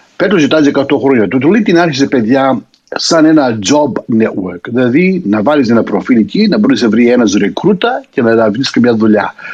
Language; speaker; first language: Greek; early bilingual, heritage; Greek